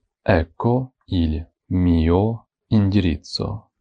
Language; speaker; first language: Italian; non-native, fluent; Ukrainian